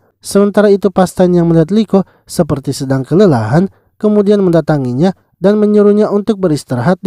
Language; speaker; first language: Indonesian; native; Indonesian